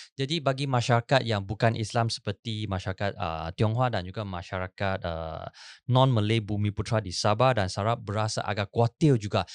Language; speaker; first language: Malay; non-native, local second language; Chinese